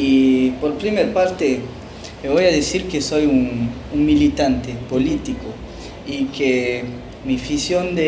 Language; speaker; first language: Spanish; non-native, fluent; French